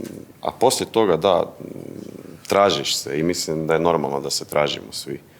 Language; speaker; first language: Bosnian; native; Bosnian